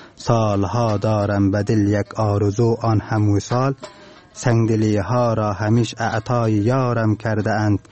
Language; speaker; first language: Persian; non-native, local second language; Turkmen